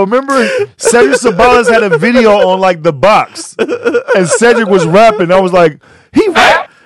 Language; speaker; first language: English; native; English